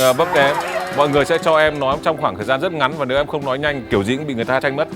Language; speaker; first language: Vietnamese; native; Vietnamese